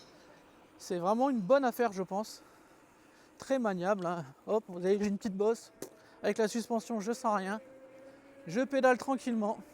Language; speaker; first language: French; native; French